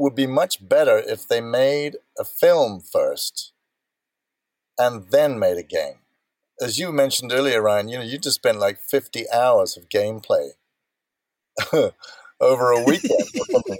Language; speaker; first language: English; native; English